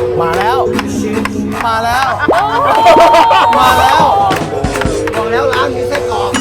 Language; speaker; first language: Thai; native; Thai